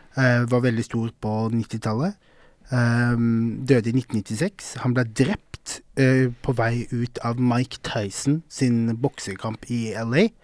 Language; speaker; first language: Norwegian; early bilingual, other home language; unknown